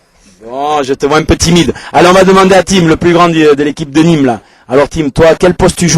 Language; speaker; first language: French; native; French